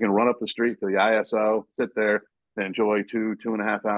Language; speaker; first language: English; native; English